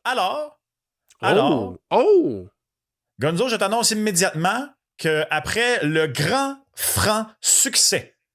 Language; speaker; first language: French; native; French